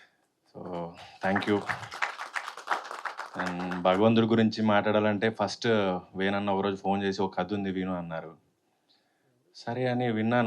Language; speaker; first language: Telugu; native; Telugu